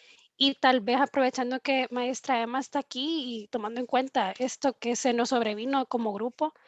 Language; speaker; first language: Spanish; native; Spanish